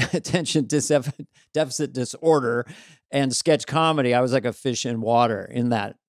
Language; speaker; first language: English; native; English